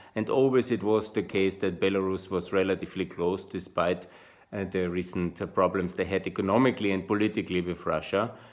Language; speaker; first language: English; non-native, fluent; German